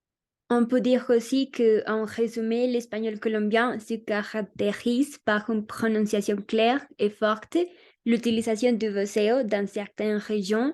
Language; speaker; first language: French; non-native, learner; Spanish